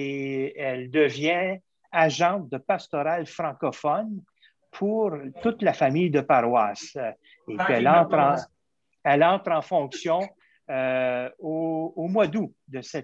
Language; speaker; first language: French; native; French